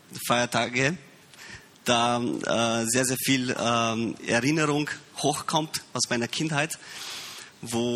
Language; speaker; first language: German; early bilingual, heritage; Romanian